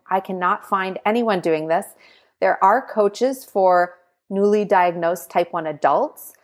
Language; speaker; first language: English; native; English